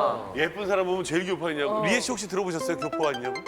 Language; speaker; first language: Korean; native; Korean